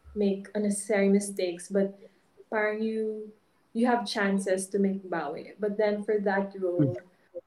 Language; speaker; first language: English; non-native, local second language; Hiligaynon